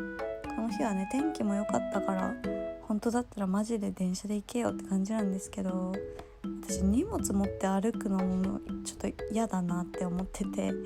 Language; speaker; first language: Japanese; native; Japanese